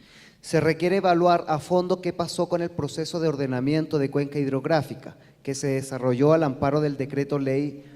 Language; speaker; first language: Spanish; native; Spanish